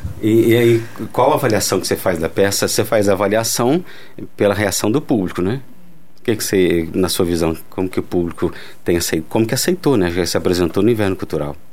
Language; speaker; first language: Portuguese; native; Portuguese